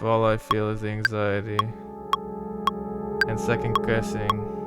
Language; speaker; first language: English; native; English